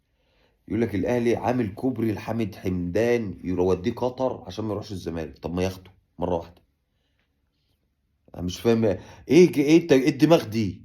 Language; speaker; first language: Arabic; native; Arabic